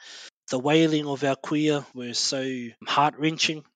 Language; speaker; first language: English; native; English